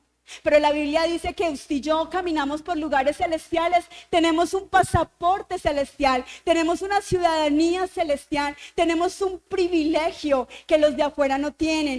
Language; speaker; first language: Spanish; native; Spanish